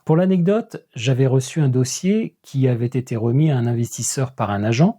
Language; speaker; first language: French; native; French